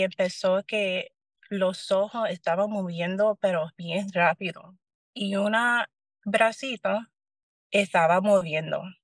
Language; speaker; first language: Spanish; early bilingual, heritage; Spanish